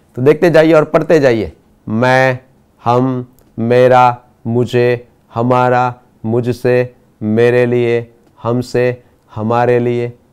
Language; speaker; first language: Hindi; non-native, local second language; Gujarati